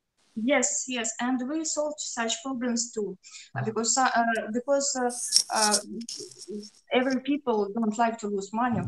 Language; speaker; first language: English; non-native, learner; Russian